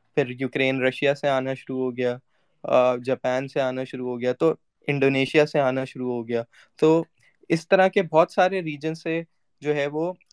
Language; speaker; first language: Urdu; native; Urdu